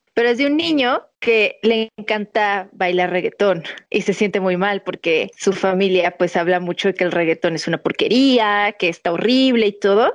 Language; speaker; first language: Spanish; native; Spanish